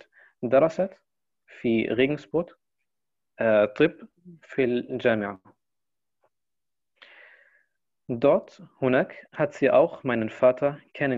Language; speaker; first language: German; non-native, fluent; Arabic